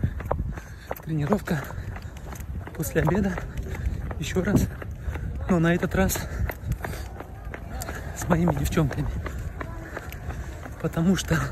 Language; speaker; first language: Russian; non-native, local second language; Kyrgyz